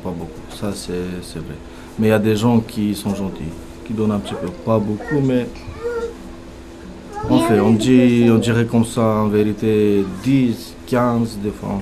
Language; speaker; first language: French; non-native, learner; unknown